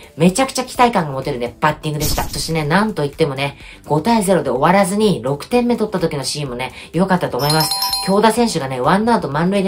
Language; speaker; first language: Japanese; native; Japanese